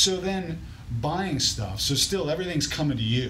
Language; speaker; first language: English; native; English